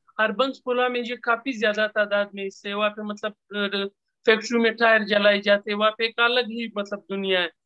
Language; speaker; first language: Urdu; non-native, local second language; Pashto